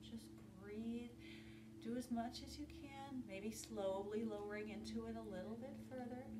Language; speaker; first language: English; native; English